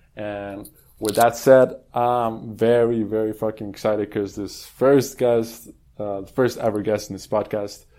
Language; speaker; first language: English; non-native, fluent; Spanish